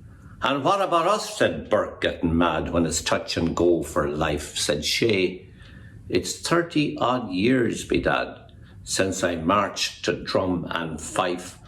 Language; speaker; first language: English; native; English